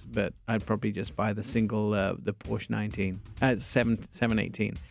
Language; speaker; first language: English; native; English